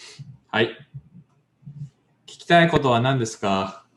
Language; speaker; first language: Japanese; non-native, learner; English